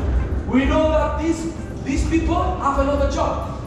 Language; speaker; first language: English; non-native, learner; Portuguese